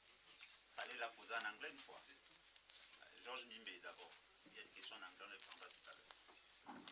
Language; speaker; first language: French; native; French